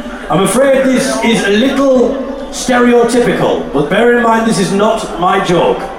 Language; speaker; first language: English; native; English